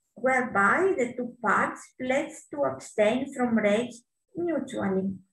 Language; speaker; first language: English; non-native, fluent; Greek